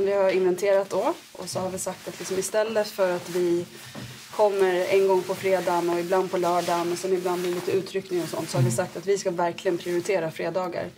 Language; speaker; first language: Swedish; native; Swedish